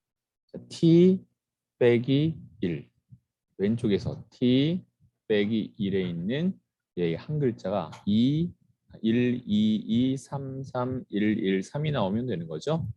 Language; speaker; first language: Korean; native; Korean